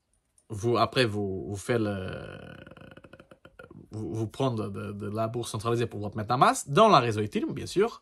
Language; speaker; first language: French; non-native, learner; Portuguese